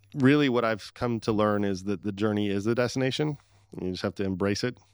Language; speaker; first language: English; early bilingual, other home language; Arabic